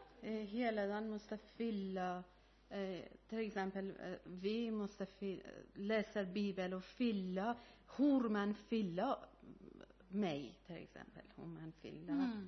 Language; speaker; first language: Swedish; non-native, learner; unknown